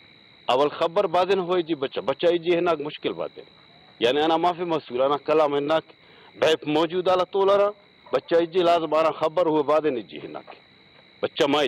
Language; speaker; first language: Arabic; non-native, learner; Hindi